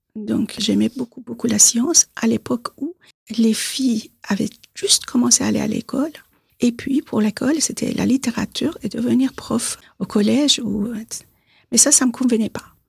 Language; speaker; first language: French; non-native, fluent; Persian